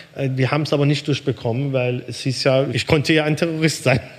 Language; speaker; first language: German; early bilingual, other home language; Persian